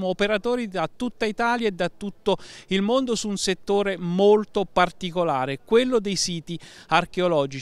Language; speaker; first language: Italian; native; Italian